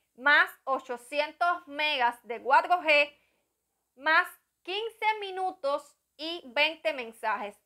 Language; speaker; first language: Spanish; native; Spanish